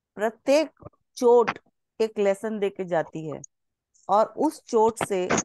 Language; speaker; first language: Hindi; non-native, local second language; Bangla